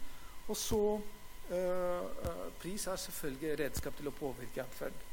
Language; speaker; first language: Norwegian; non-native, fluent; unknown